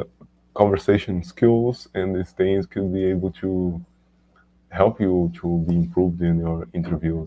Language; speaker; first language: English; non-native, learner; Portuguese